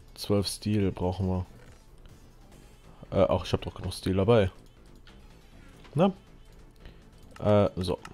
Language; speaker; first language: German; native; German